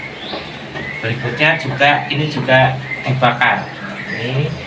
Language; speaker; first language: Indonesian; non-native, local second language; Javanese